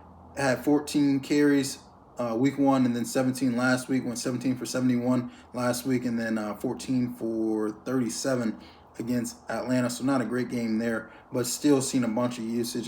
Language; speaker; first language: English; native; English